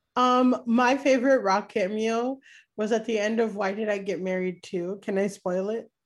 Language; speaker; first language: English; native; English